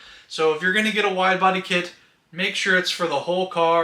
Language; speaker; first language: English; native; English